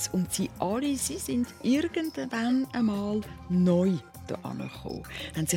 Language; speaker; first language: German; native; German